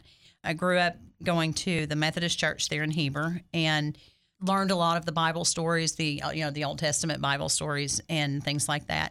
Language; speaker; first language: English; native; English